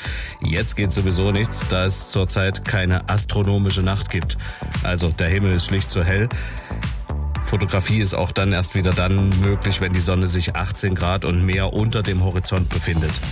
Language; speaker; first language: German; native; German